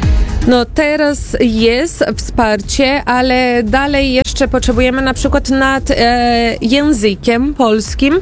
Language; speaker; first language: Polish; early bilingual, heritage; Portuguese